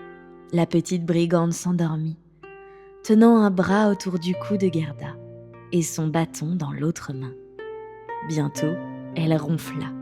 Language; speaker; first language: French; native; French